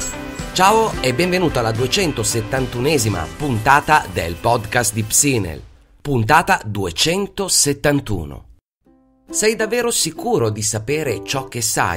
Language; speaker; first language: Italian; native; Italian